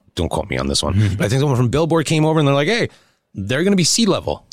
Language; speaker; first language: English; native; English